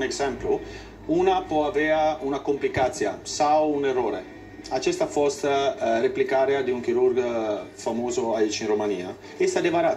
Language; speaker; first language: Romanian; non-native, learner; Italian